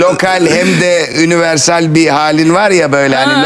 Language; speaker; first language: Turkish; native; Turkish